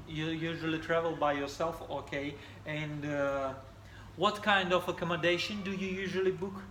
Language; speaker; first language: English; non-native, fluent; Russian